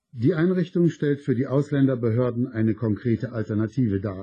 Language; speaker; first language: German; native; German